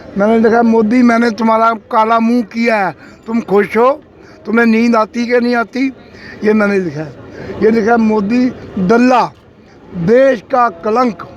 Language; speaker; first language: Hindi; non-native, local second language; Punjabi